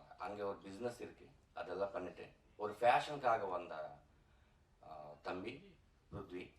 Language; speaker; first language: Tamil; non-native, learner; Telugu